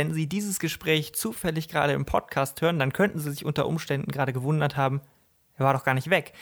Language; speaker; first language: German; native; German